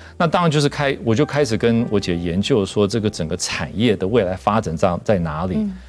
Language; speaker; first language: Chinese; non-native, fluent; English